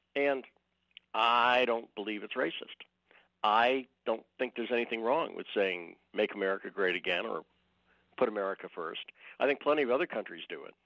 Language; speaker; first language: English; native; English